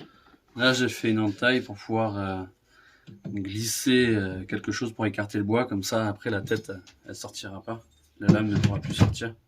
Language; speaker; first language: French; native; French